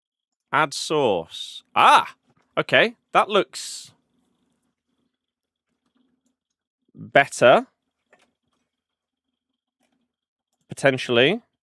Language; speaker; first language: English; native; English